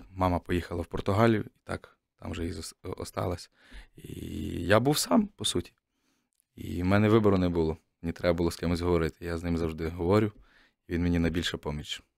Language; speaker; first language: Ukrainian; native; Ukrainian